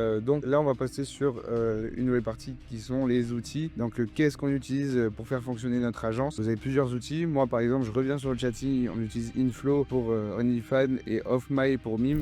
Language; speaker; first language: French; native; French